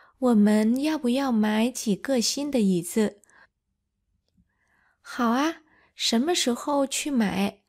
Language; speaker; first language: Chinese; non-native, fluent; Vietnamese